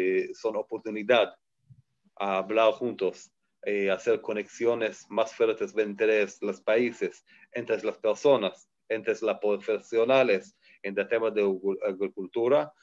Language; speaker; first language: Spanish; non-native, learner; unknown